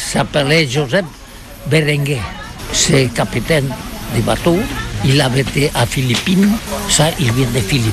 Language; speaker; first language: French; non-native, learner; Catalan